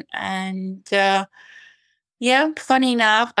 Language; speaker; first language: English; non-native, fluent; Bulgarian